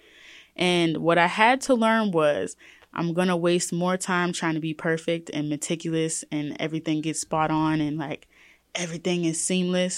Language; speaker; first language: English; native; English